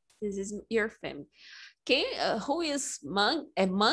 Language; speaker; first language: English; non-native, fluent; Portuguese